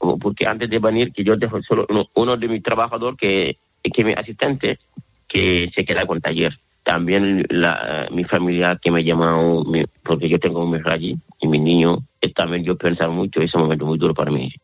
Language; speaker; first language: Spanish; non-native, learner; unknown